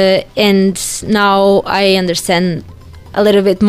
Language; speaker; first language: English; non-native, learner; Portuguese